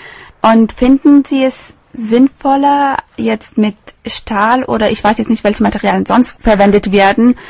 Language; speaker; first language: German; native; German